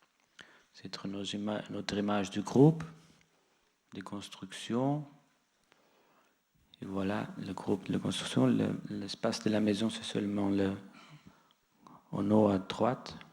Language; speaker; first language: French; non-native, fluent; Portuguese